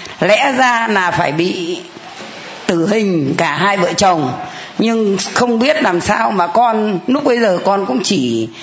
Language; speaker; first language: Vietnamese; native; Vietnamese